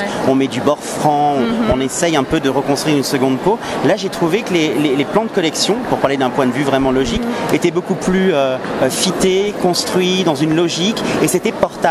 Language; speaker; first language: French; native; French